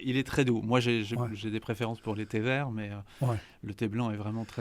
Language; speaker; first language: French; native; French